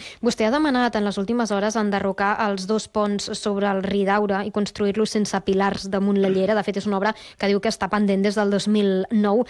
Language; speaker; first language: Catalan; native; Catalan